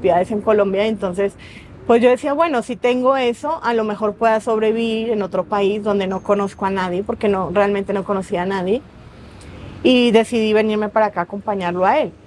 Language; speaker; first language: Spanish; native; Spanish